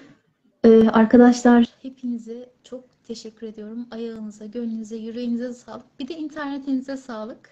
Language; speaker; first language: Turkish; native; Turkish